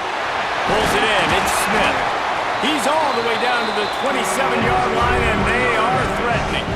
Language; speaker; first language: English; native; English